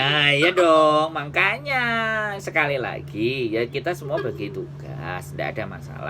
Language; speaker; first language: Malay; non-native, local second language; Javanese